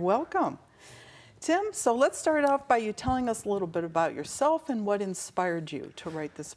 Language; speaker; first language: English; native; English